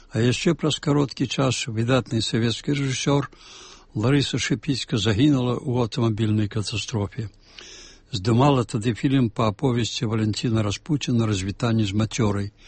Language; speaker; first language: Belarusian; native; Belarusian